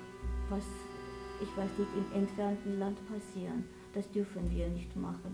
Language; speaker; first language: German; non-native, fluent; Armenian